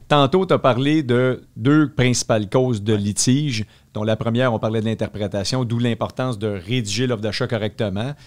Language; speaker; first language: French; native; French